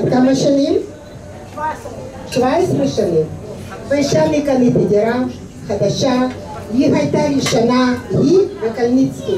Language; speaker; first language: Hebrew; non-native, fluent; Russian